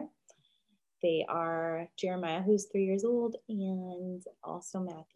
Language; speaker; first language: English; native; English